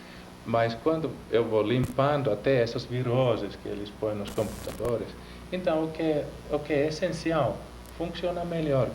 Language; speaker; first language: Portuguese; non-native, fluent; Finnish